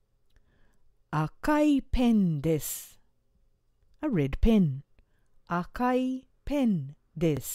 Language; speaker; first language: Japanese; non-native, fluent; English